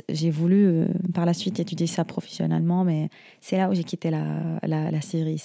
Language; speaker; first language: French; non-native, fluent; Arabic